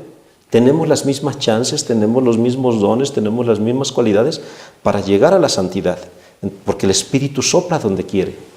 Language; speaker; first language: Spanish; native; Spanish